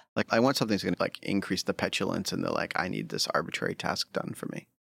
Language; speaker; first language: English; native; English